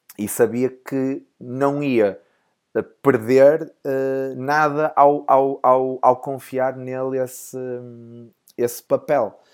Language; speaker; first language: Portuguese; native; Portuguese